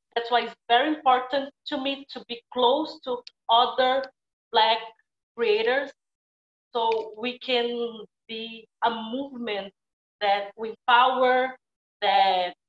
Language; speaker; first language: English; non-native, fluent; Portuguese